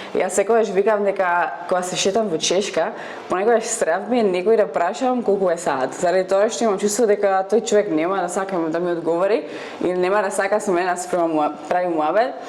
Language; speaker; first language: Macedonian; non-native, fluent; Czech